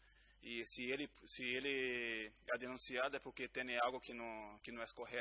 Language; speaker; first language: Spanish; non-native, learner; Portuguese